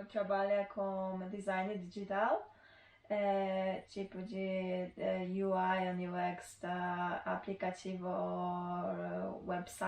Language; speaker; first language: Portuguese; non-native, learner; Polish